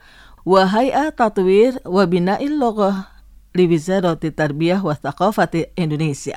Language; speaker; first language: Arabic; non-native, fluent; Indonesian